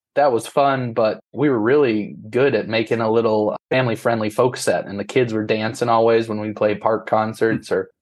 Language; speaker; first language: English; native; English